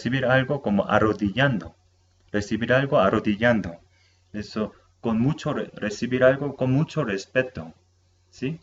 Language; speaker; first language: Spanish; non-native, fluent; Korean